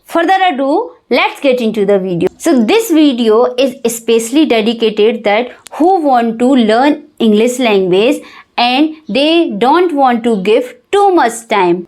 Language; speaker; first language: English; non-native, learner; Hindi